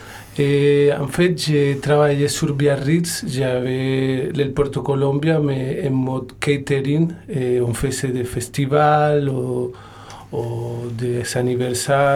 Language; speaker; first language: French; non-native, learner; Spanish